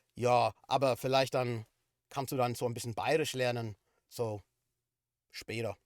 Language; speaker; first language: German; non-native, learner; English